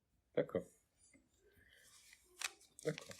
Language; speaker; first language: French; native; French